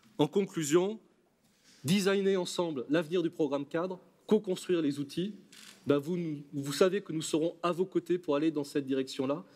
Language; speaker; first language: French; native; French